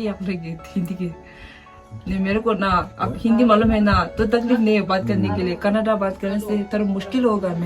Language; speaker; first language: Hindi; non-native, local second language; Tibetan